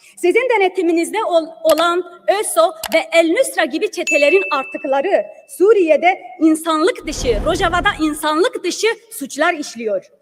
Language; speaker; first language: Turkish; non-native, local second language; Kurdish